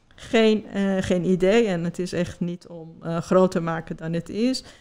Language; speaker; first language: Dutch; non-native, fluent; Persian